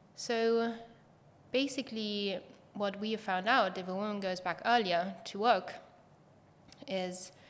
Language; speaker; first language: English; non-native, fluent; German